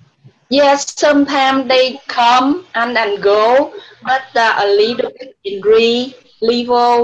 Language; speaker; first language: English; non-native, learner; Vietnamese